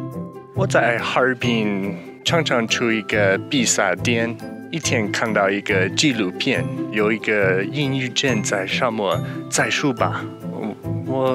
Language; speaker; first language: Chinese; non-native, learner; English